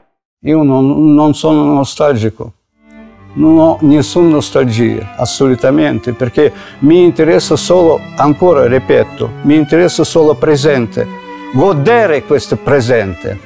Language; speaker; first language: Italian; non-native, fluent; Russian